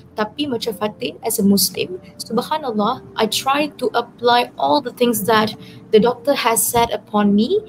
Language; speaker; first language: English; non-native, local second language; Malay